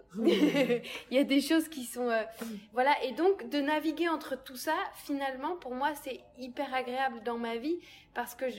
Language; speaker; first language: French; native; French